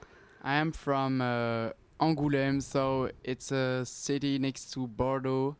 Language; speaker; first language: English; non-native, learner; French